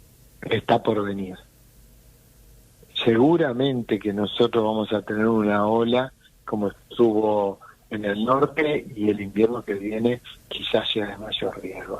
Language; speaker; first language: Spanish; native; Spanish